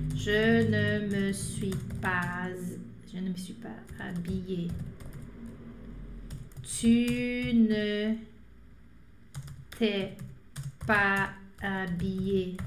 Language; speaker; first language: French; non-native, fluent; Portuguese